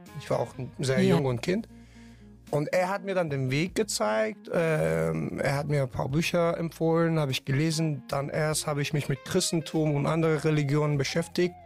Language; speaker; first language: German; non-native, fluent; Persian